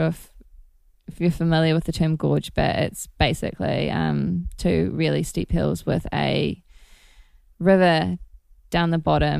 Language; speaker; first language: English; native; English